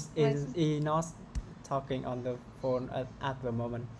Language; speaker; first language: English; non-native, learner; Vietnamese